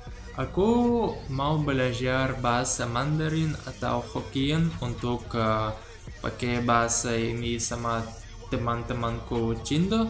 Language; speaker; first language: Indonesian; non-native, learner; Russian